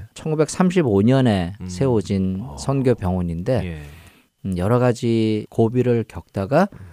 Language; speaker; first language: Korean; native; Korean